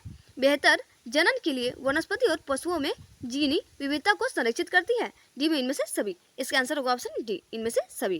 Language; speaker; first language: Hindi; native; Hindi